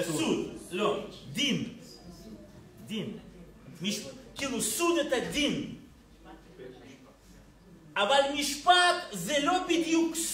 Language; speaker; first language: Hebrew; non-native, fluent; Russian